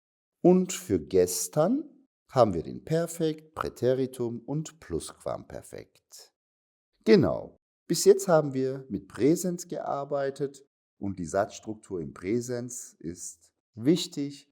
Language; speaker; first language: German; non-native, fluent; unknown